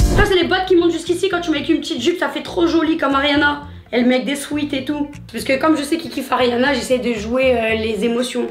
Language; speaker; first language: French; native; French